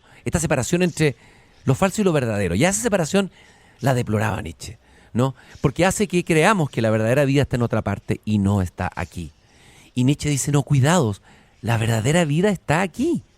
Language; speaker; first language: Spanish; native; Spanish